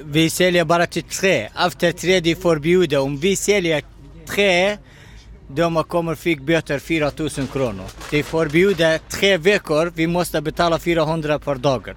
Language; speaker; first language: Swedish; non-native, learner; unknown